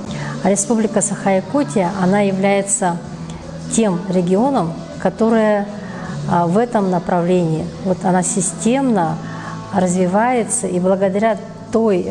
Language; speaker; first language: Russian; native; Russian